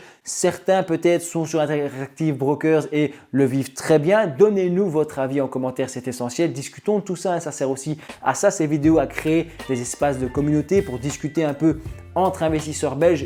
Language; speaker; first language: French; native; French